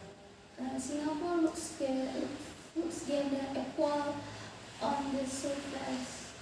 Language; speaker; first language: English; non-native, learner; Indonesian